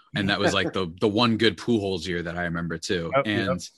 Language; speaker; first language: English; native; English